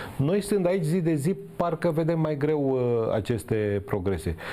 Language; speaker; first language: Romanian; native; Romanian